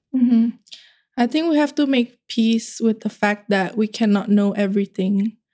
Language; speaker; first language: English; early bilingual, other home language; Indonesian